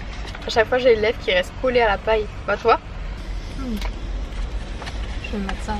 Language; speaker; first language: French; native; French